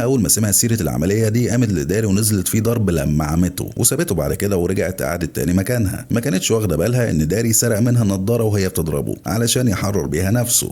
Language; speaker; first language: Arabic; native; Arabic